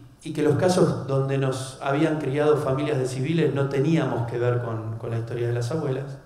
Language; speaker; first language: Spanish; native; Spanish